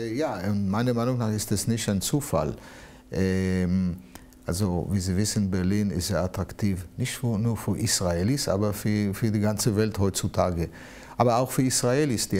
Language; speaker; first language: German; non-native, fluent; Hebrew